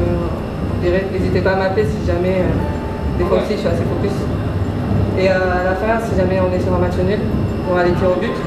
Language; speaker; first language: French; native; French